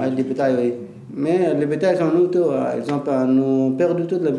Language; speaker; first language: French; non-native, learner; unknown